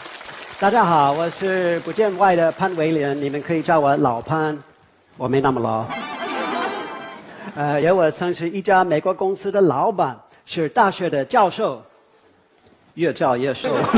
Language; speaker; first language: Chinese; non-native, fluent; English